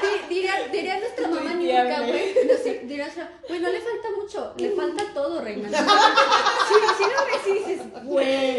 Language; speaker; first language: Spanish; native; Spanish